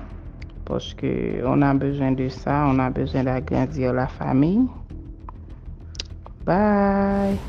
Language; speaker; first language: French; non-native, local second language; Haitian Creole